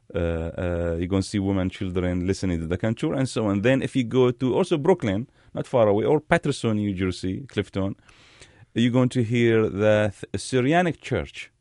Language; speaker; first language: English; non-native, fluent; Arabic